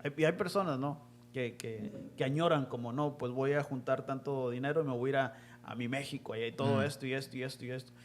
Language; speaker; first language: Spanish; native; Spanish